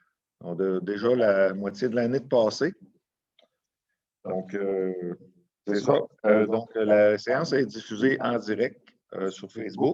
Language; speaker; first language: French; native; French